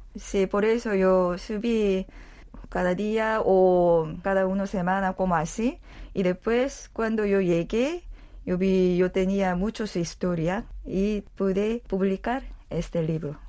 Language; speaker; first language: Spanish; non-native, learner; Korean